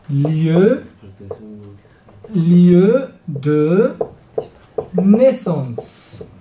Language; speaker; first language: French; non-native, fluent; Kurdish